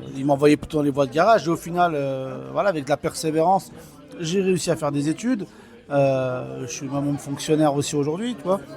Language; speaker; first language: French; early bilingual, other home language; Kabyle